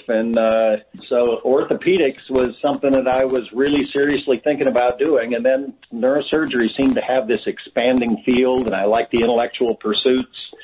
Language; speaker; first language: English; native; English